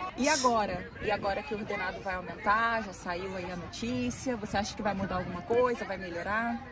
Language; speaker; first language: Portuguese; native; Portuguese